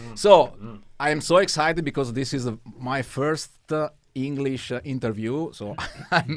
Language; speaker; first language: English; non-native, learner; Italian